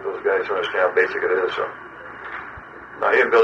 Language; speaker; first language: English; early bilingual, other home language; Spanish